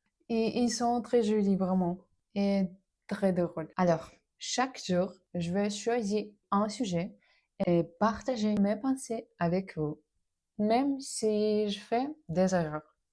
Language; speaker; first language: French; non-native, learner; Russian